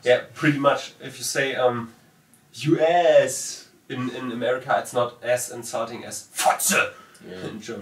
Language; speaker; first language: English; non-native, fluent; German